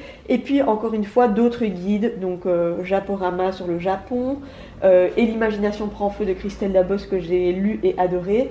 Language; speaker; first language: French; native; French